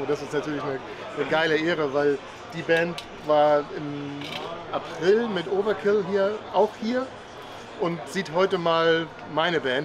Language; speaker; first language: German; native; German